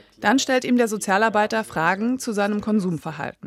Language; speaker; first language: German; native; German